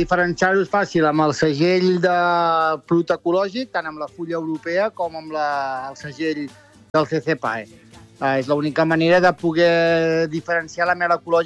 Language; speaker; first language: Catalan; native; Catalan